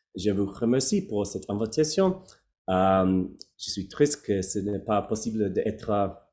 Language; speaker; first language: French; non-native, learner; English